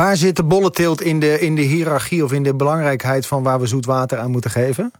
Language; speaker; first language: Dutch; native; Dutch